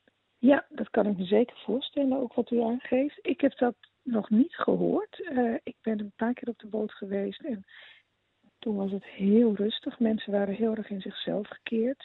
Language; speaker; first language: Dutch; native; Dutch